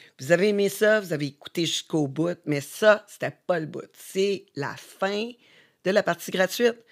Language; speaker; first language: French; native; French